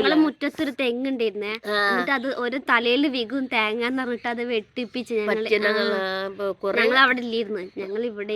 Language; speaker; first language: Malayalam; early bilingual, other home language; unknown